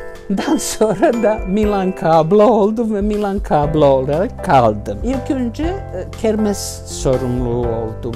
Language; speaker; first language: Turkish; non-native, fluent; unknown